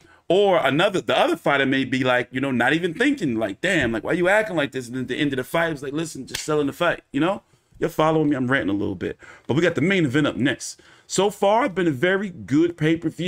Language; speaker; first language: English; native; English